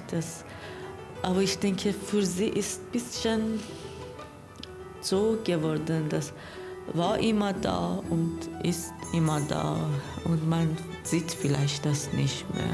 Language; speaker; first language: German; non-native, learner; Persian